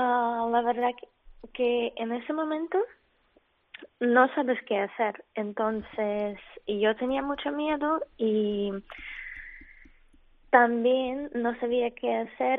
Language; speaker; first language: Spanish; non-native, fluent; Ukrainian